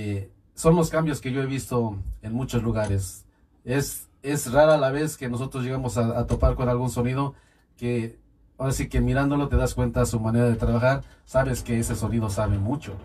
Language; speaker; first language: Spanish; native; Spanish